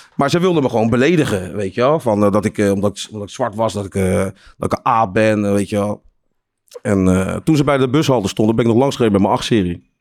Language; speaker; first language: Dutch; native; Dutch